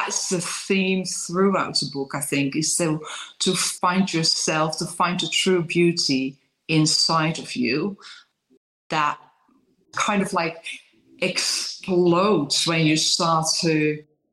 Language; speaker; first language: English; non-native, fluent; Dutch